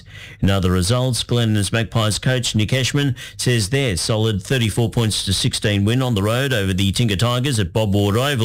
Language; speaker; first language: English; native; English